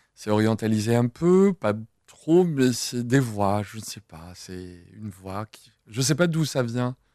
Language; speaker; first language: French; native; French